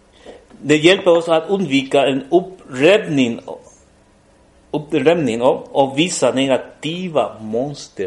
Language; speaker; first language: Swedish; non-native, fluent; Spanish